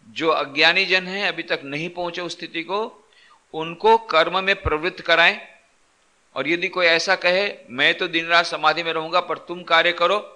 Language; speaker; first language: Hindi; non-native, local second language; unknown